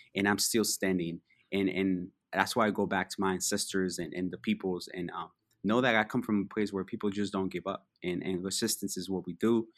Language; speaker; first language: English; early bilingual, other home language; Spanish